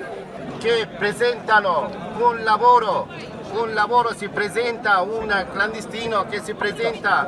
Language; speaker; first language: Italian; non-native, learner; Bangla